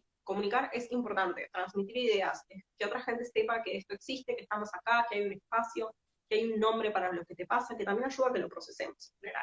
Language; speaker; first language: Spanish; native; Spanish